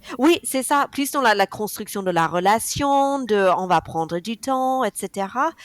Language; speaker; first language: French; non-native, fluent; English